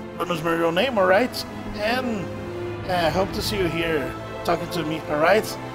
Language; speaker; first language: English; non-native, learner; Portuguese